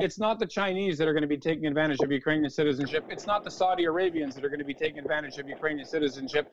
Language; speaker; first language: English; early bilingual, other home language; Ukrainian